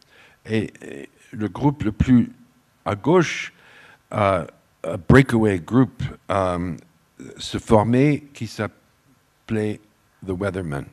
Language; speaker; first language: French; non-native, fluent; English